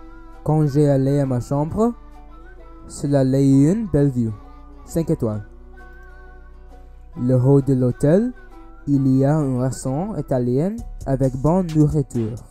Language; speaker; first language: French; non-native, learner; English